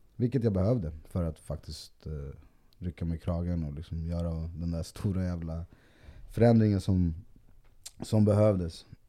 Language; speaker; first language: Swedish; early bilingual, other home language; Spanish